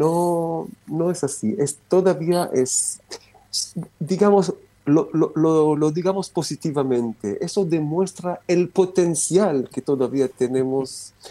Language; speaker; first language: Spanish; non-native, fluent; Romanian